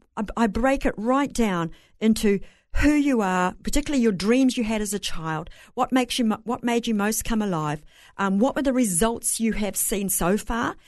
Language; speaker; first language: English; native; English